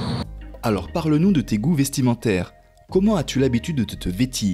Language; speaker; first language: French; native; French